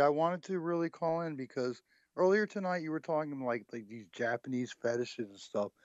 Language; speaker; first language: English; native; English